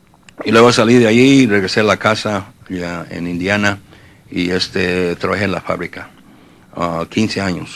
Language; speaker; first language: Spanish; early bilingual, heritage; Spanish